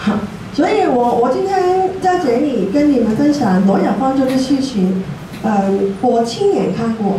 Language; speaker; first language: Chinese; non-native, local second language; Cantonese